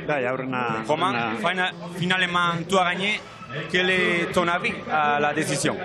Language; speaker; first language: French; non-native, learner; Basque